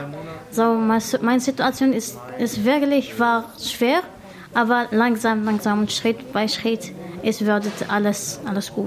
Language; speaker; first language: German; non-native, learner; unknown